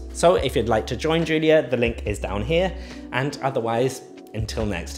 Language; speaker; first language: English; native; English